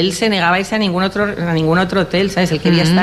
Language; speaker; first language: Spanish; native; Spanish